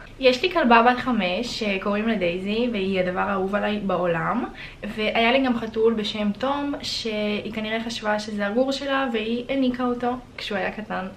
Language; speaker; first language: Hebrew; early bilingual, other home language; Russian